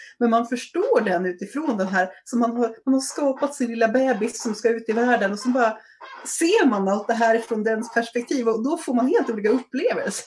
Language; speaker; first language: Swedish; native; Swedish